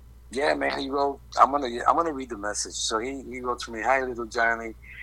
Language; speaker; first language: English; native; English